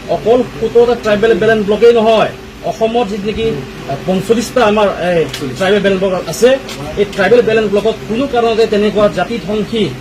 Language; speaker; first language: Assamese; non-native, local second language; Karbi